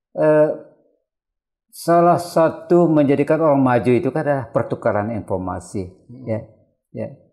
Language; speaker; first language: Indonesian; non-native, local second language; Malay